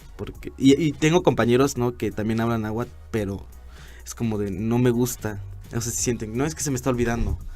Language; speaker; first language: Spanish; non-native, local second language; Nahuatl languages